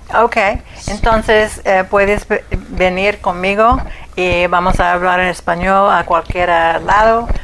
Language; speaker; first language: Spanish; non-native, fluent; English